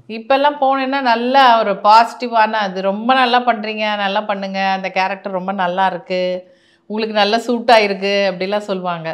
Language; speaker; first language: Tamil; native; Tamil